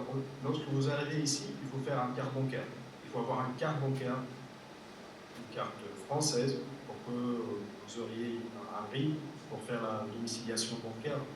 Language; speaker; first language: French; non-native, fluent; Arabic